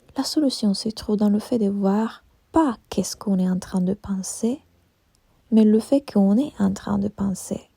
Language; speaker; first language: French; non-native, fluent; Italian